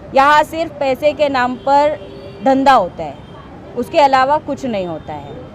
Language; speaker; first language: Hindi; non-native, local second language; Marathi